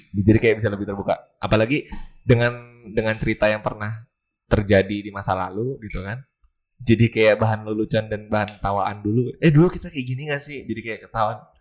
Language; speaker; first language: Indonesian; native; Indonesian